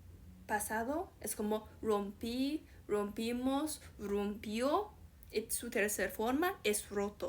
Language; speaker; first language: Spanish; non-native, fluent; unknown